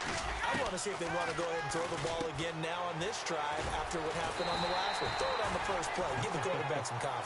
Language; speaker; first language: English; native; English